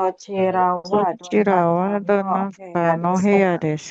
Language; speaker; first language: Japanese; non-native, learner; Indonesian